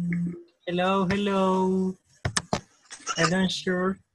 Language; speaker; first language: English; non-native, learner; Spanish